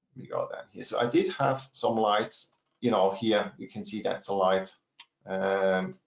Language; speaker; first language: English; non-native, fluent; German